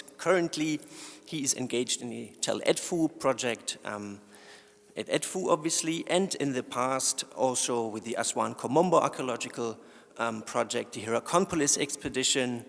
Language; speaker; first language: English; non-native, fluent; German